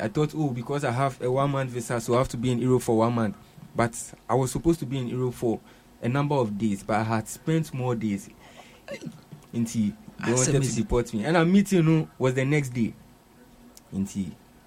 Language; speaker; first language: English; non-native, local second language; Akan